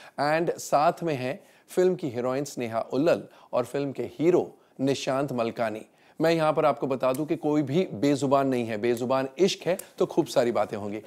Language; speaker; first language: Hindi; native; Hindi